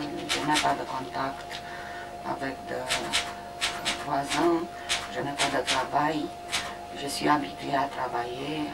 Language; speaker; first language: French; non-native, learner; Romanian